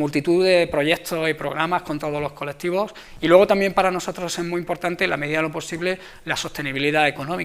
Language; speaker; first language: Spanish; native; Spanish